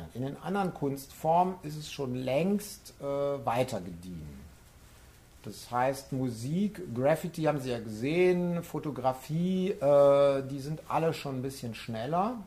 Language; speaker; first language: German; native; German